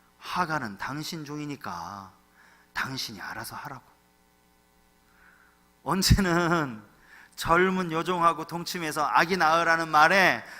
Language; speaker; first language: Korean; native; Korean